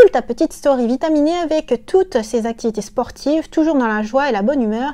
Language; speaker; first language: French; native; French